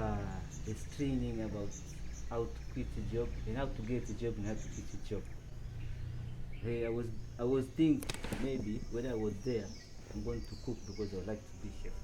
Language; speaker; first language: English; non-native, local second language; Swahili